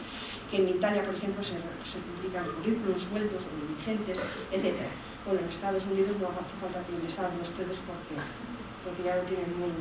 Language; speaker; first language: Spanish; native; Spanish